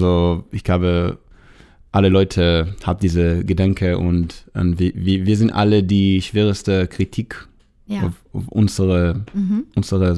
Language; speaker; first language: German; non-native, learner; Hebrew